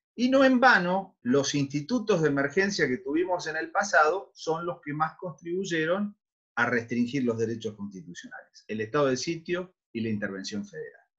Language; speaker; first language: Spanish; native; Spanish